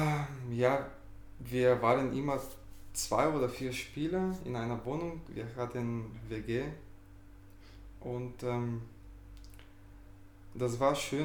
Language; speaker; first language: German; non-native, fluent; Bulgarian